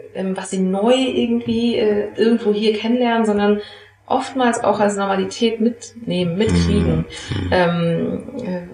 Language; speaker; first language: German; native; German